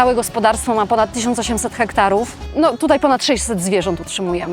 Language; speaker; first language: Polish; native; Polish